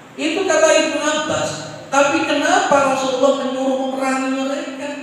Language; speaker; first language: Indonesian; non-native, local second language; Javanese